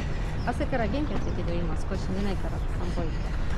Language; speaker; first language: Japanese; non-native, learner; Russian